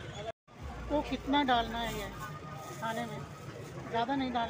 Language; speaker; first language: Hindi; non-native, local second language; Malayalam